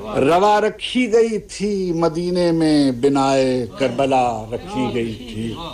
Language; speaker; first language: Urdu; native; Urdu